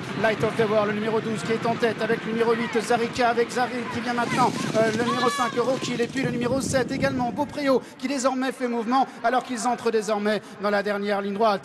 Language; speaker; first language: French; native; French